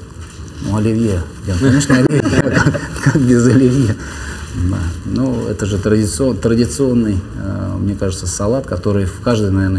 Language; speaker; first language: Russian; native; Russian